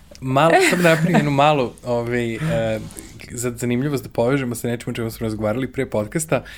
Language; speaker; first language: Serbian; native; Serbian